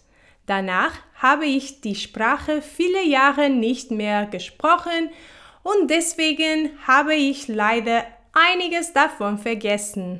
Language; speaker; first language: German; non-native, fluent; Portuguese